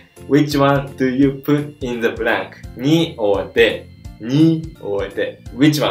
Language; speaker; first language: English; non-native, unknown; Japanese